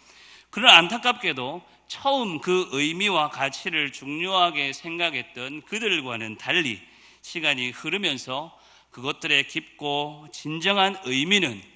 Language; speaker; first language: Korean; native; Korean